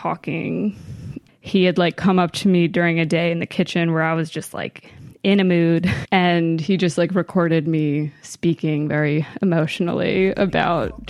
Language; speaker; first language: English; native; English